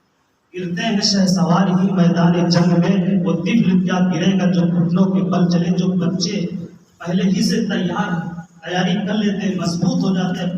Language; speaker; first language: Urdu; native; Urdu